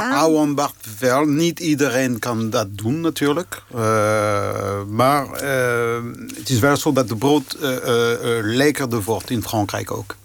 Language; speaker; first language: Dutch; non-native, fluent; French